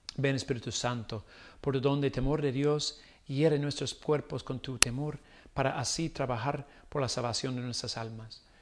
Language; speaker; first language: Spanish; non-native, fluent; English